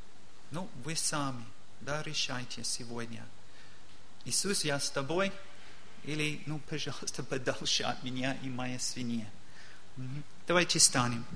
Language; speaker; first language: Russian; non-native, learner; English